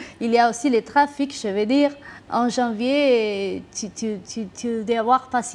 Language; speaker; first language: French; non-native, fluent; Spanish